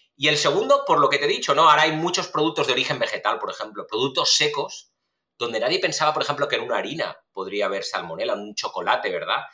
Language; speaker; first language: Spanish; native; Spanish